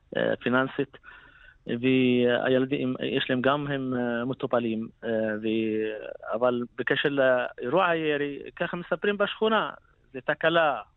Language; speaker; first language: Hebrew; non-native, local second language; Arabic